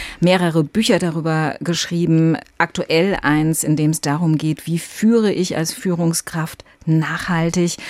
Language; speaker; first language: German; native; German